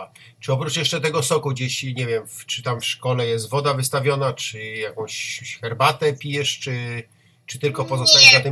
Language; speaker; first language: Polish; native; Polish